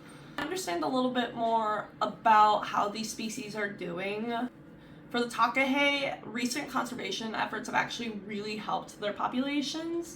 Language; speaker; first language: English; native; English